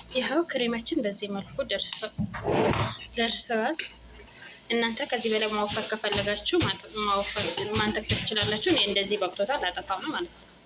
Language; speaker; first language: Amharic; native; Amharic